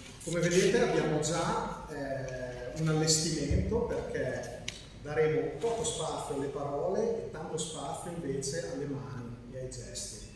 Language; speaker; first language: Italian; native; Italian